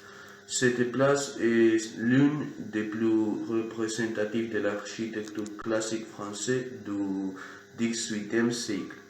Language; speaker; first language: French; non-native, learner; Spanish